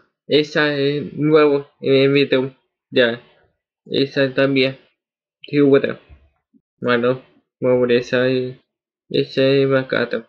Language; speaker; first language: Spanish; non-native, learner; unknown